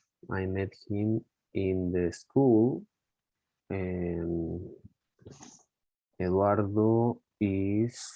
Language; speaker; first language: English; non-native, learner; Spanish